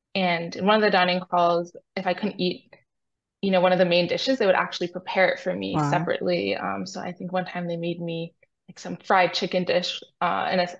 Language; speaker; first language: English; native; English